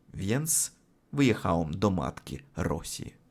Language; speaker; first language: Polish; non-native, learner; Russian